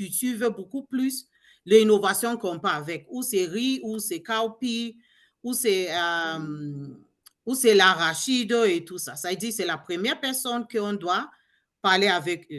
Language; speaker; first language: French; non-native, learner; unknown